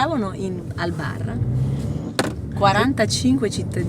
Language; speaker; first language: Italian; native; Italian